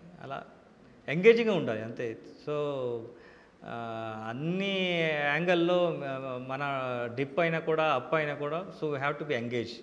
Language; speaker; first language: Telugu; non-native, learner; Kannada